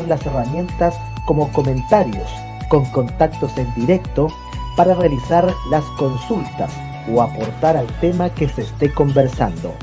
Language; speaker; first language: Spanish; native; Spanish